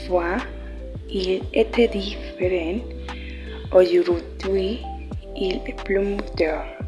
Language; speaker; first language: French; non-native, learner; Spanish